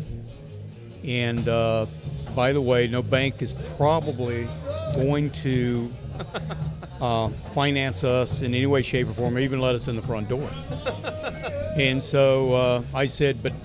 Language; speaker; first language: English; native; English